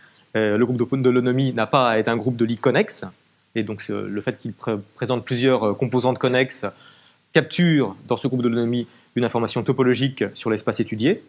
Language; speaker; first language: French; native; French